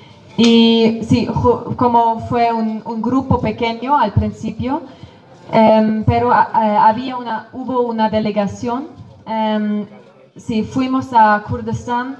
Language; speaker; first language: Spanish; non-native, fluent; Kurdish